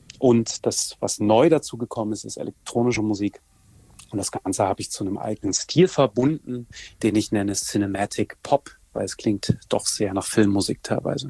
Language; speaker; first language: German; native; German